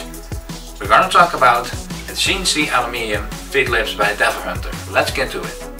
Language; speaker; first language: English; non-native, fluent; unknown